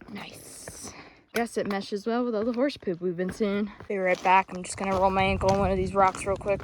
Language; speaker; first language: English; native; English